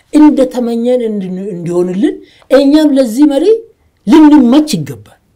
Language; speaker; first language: Amharic; non-native, local second language; Oromo